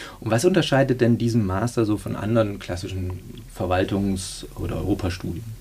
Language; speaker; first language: German; native; German